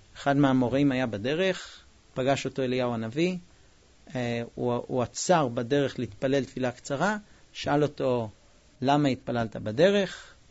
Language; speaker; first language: Hebrew; non-native, fluent; English